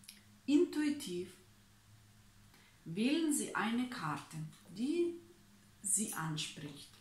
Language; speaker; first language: German; non-native, fluent; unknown